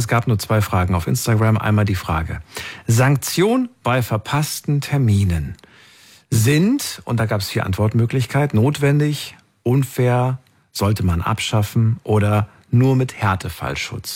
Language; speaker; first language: German; native; German